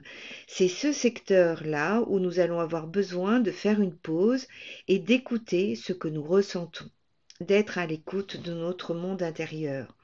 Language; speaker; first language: French; native; French